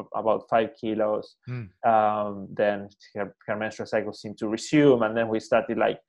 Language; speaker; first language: English; non-native, fluent; Spanish